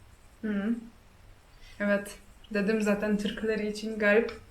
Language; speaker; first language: Turkish; non-native, fluent; Polish